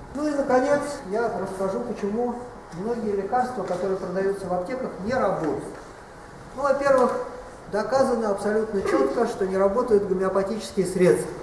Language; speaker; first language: Russian; native; Russian